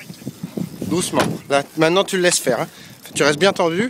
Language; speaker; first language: French; native; French